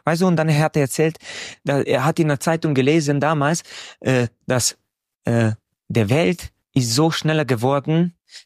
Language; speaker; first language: German; non-native, fluent; Hungarian